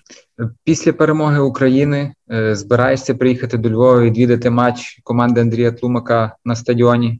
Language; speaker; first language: Ukrainian; native; Ukrainian